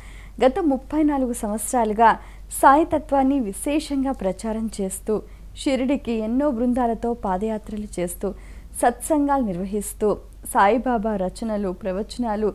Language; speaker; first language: Telugu; native; Telugu